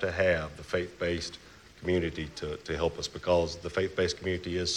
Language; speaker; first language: English; native; English